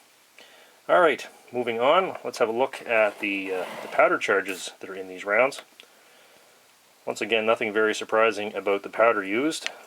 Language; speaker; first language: English; native; English